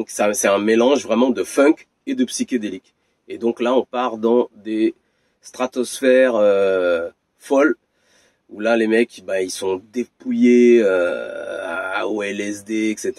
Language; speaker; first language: French; native; French